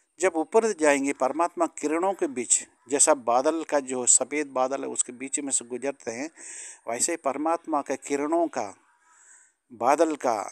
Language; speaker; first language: Hindi; non-native, local second language; Tamil